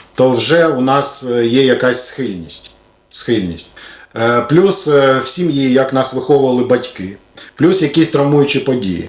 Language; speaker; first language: Ukrainian; non-native, local second language; Russian